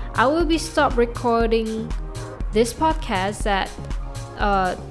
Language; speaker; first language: English; non-native, local second language; Chinese